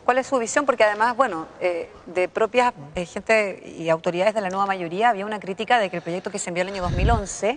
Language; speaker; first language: Spanish; native; Spanish